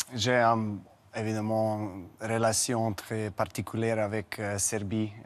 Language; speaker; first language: French; non-native, learner; Serbian